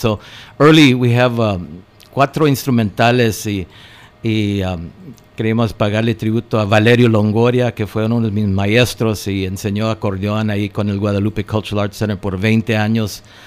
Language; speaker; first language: Spanish; early bilingual, heritage; Spanish